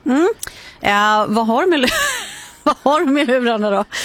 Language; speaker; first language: Swedish; native; Swedish